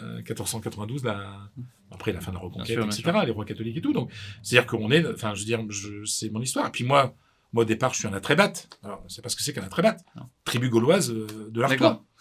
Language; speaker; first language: French; native; French